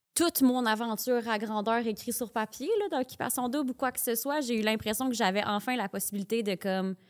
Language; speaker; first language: French; native; French